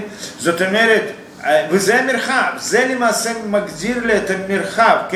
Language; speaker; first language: Hebrew; non-native, fluent; Russian